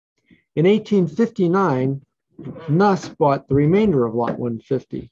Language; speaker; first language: English; native; English